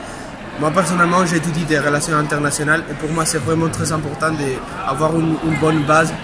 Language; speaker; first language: French; non-native, fluent; Spanish